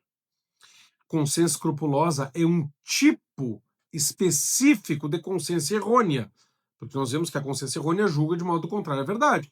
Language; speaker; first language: Portuguese; native; Portuguese